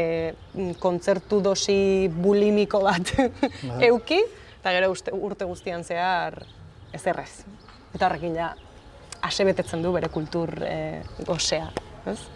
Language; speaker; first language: Basque; native; Basque